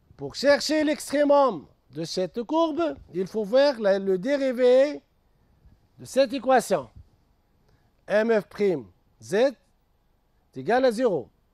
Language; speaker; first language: French; non-native, local second language; Arabic